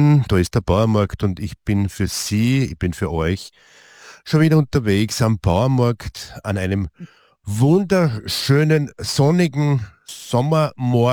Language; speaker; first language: German; native; German